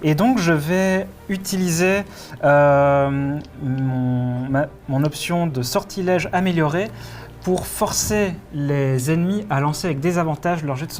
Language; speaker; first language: French; native; French